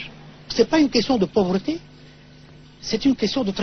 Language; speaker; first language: French; non-native, local second language; Arabic